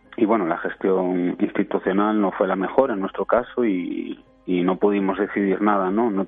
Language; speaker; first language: Spanish; native; Spanish